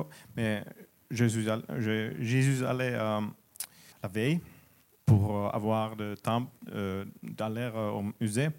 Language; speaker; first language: French; non-native, learner; Finnish